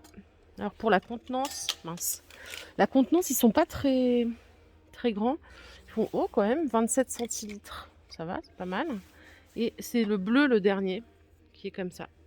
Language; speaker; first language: French; native; French